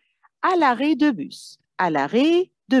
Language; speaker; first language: French; non-native, fluent; Arabic